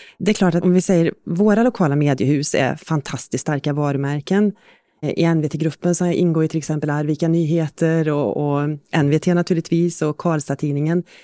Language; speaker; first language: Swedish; native; Swedish